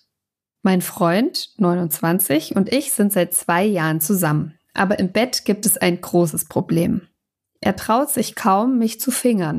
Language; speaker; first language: German; native; German